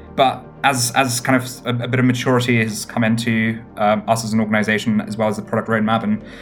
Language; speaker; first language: English; native; English